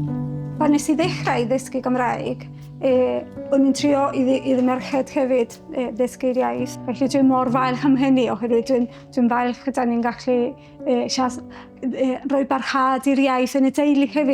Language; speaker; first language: Welsh; non-native, fluent; Spanish